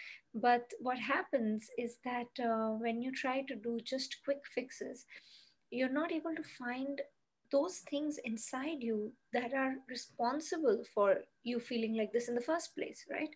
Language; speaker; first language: English; non-native, local second language; Bangla